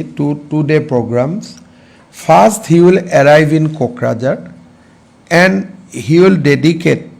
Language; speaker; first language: English; non-native, local second language; Assamese